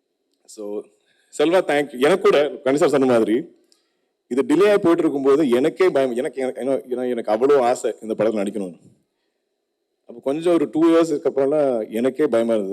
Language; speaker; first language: Tamil; non-native, local second language; Malayalam